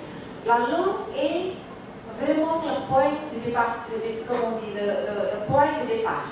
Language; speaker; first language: French; non-native, fluent; Indonesian